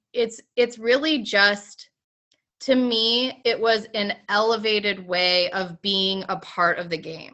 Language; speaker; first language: English; native; English